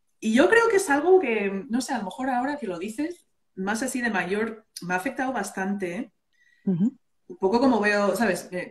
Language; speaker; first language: Spanish; early bilingual, other home language; English